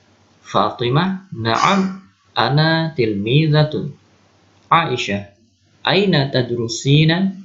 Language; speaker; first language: Arabic; non-native, local second language; Indonesian